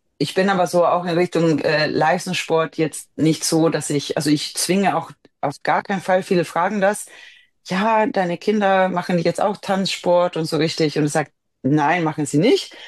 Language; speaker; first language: German; non-native, fluent; Swedish